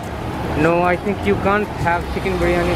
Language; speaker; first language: English; non-native, local second language; Hindi